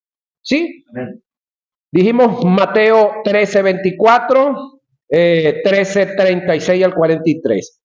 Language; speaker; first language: Spanish; native; Spanish